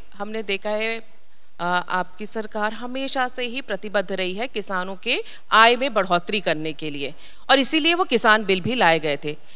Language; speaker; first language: Hindi; native; Hindi